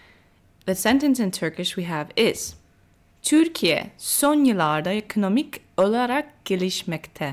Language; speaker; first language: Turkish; non-native, learner; English